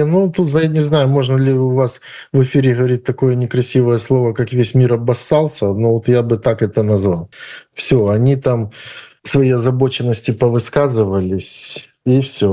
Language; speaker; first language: Russian; native; Russian